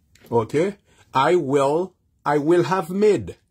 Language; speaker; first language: English; non-native, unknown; Haitian Creole